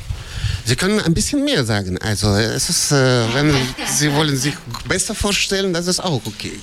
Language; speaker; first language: German; non-native, fluent; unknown